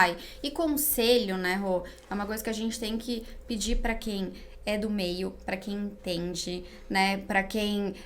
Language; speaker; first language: Portuguese; native; Portuguese